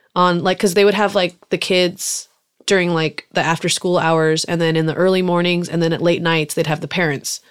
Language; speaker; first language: English; early bilingual, other home language; German